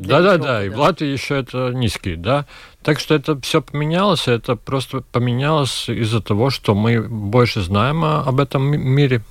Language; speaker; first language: Russian; non-native, local second language; Latvian